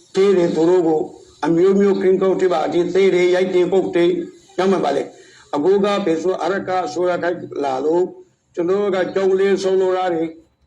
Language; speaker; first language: Burmese; non-native, local second language; Rohingya